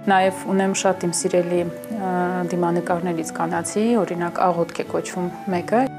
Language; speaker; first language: Armenian; early bilingual, heritage; Armenian